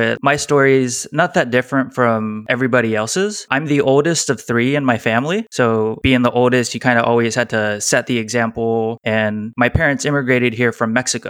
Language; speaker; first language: English; native; English